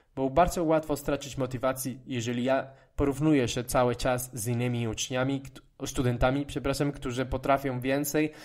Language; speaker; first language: Polish; non-native, fluent; Spanish